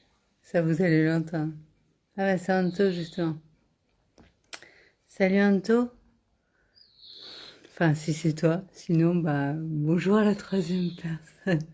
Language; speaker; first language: French; native; French